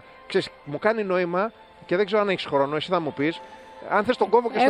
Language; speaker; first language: Greek; native; Greek